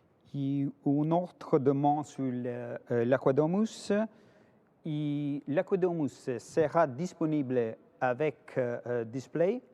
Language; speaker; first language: French; non-native, fluent; Italian